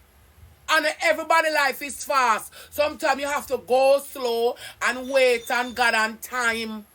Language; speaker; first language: English; non-native, local second language; Jamaican Creole English